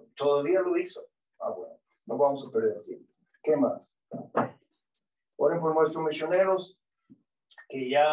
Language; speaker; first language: Spanish; non-native, learner; English